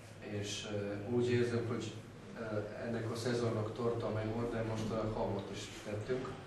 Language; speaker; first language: Hungarian; non-native, fluent; Serbian